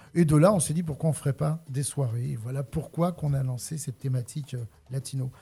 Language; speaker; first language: French; native; French